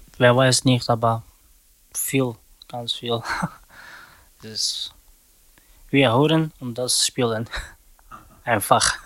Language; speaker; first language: German; non-native, learner; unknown